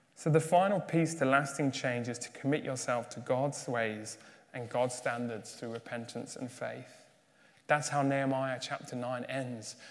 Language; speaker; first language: English; native; English